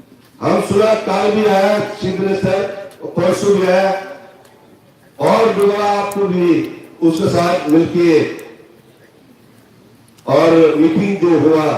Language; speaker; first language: Hindi; non-native, local second language; Khasi